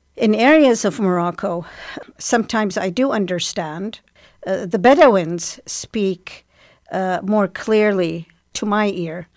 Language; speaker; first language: English; non-native, fluent; Arabic